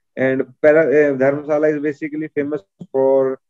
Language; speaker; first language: English; non-native, local second language; Hindi